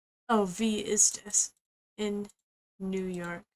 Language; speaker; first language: German; non-native, learner; English